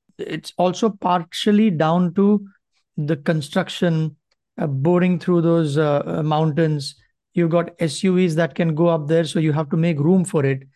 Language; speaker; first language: English; non-native, local second language; Marathi